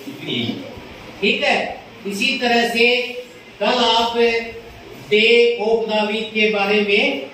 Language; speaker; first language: Hindi; native; Hindi